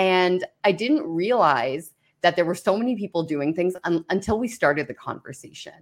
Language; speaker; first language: English; native; English